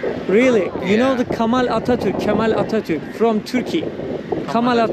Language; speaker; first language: English; non-native, learner; Turkish